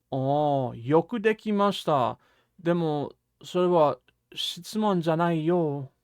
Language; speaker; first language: Japanese; non-native, fluent; English